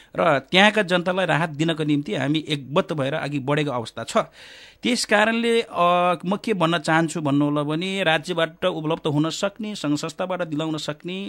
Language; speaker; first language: Nepali; non-native, local second language; Eastern Tamang